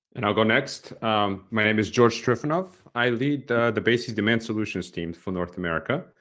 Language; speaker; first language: English; non-native, fluent; Bulgarian